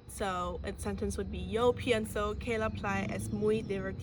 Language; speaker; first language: Spanish; non-native, learner; English